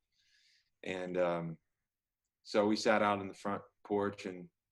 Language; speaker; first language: English; native; English